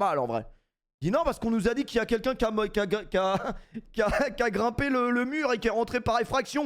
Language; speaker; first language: French; native; French